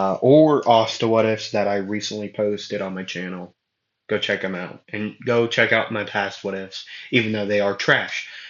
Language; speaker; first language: English; native; English